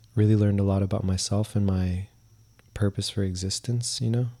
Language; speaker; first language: English; early bilingual, other home language; Spanish